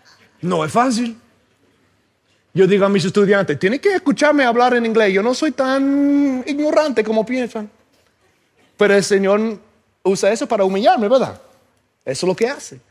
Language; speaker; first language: Spanish; non-native, fluent; English